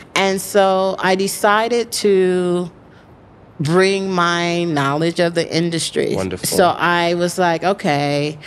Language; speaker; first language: English; native; English